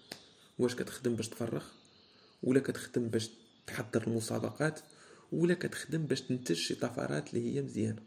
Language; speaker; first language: Arabic; native; Arabic